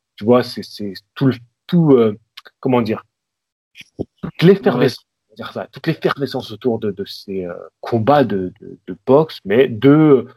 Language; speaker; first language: French; native; French